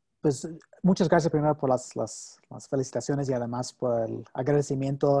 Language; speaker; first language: Spanish; non-native, fluent; English